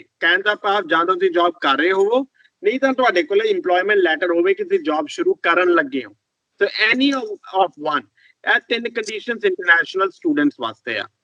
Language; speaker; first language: Punjabi; early bilingual, heritage; Punjabi